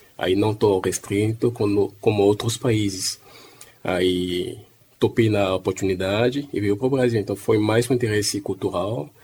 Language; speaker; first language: Portuguese; non-native, fluent; French